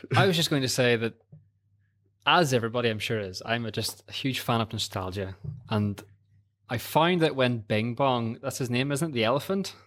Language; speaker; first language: English; native; English